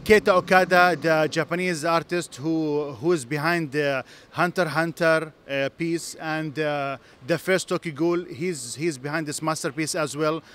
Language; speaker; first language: English; non-native, fluent; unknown